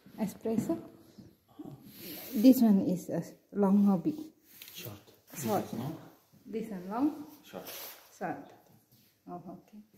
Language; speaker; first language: English; non-native, learner; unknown